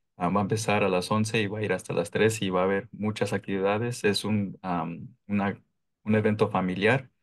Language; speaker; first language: Spanish; early bilingual, heritage; Spanish